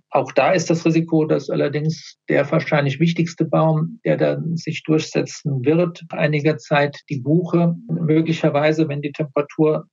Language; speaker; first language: German; native; German